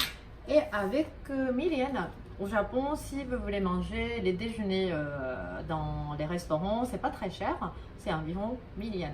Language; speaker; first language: French; non-native, fluent; Japanese